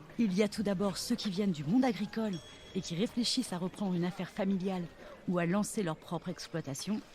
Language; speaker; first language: French; native; French